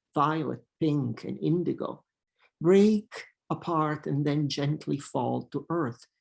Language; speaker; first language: English; non-native, fluent; Italian